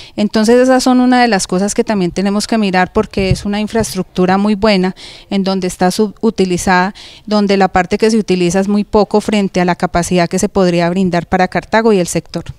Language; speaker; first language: Spanish; native; Spanish